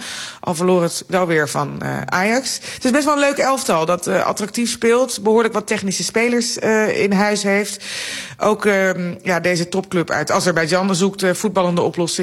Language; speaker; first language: Dutch; native; Dutch